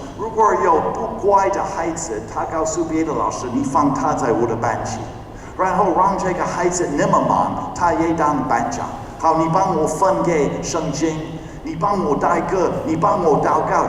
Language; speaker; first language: Chinese; non-native, fluent; English